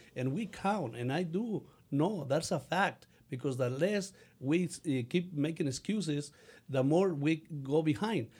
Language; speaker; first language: English; non-native, fluent; Spanish